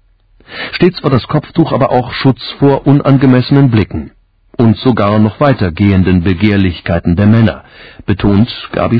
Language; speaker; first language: German; native; German